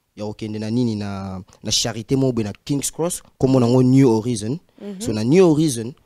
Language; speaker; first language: French; non-native, local second language; Lingala